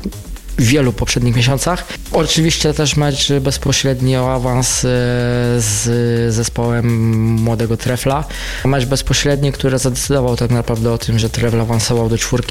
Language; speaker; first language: Polish; native; Polish